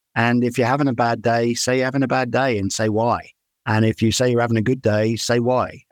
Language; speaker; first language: English; native; English